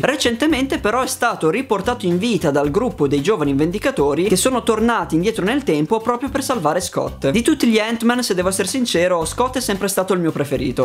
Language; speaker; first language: Italian; native; Italian